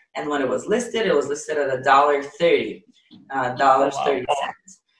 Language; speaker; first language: English; non-native, fluent; Ukrainian